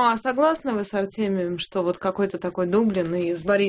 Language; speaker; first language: Russian; native; Russian